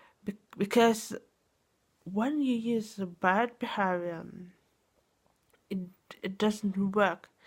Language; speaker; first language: English; non-native, learner; Russian